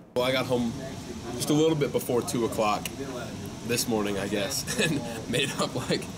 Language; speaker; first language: English; native; English